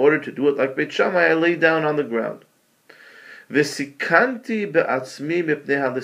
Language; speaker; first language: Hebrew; non-native, fluent; English